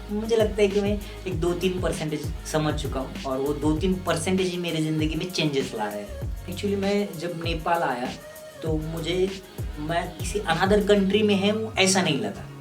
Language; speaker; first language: Hindi; non-native, local second language; Marathi